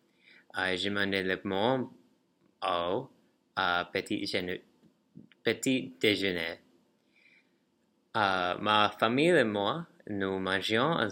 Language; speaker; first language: French; non-native, learner; English